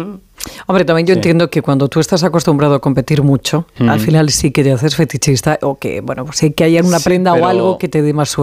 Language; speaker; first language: Spanish; native; Spanish